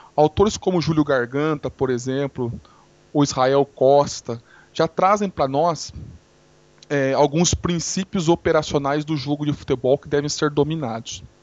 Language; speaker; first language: Portuguese; native; Portuguese